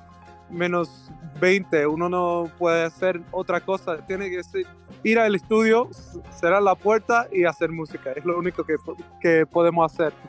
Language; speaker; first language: Spanish; non-native, fluent; Swedish